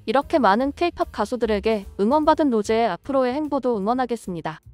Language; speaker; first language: Korean; native; Korean